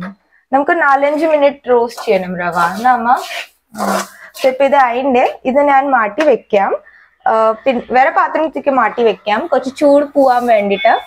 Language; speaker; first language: Malayalam; non-native, learner; Hindi